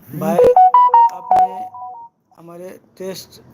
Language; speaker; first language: Hindi; non-native, learner; Bangla